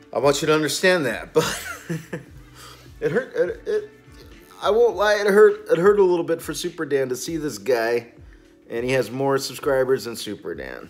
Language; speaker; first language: English; native; English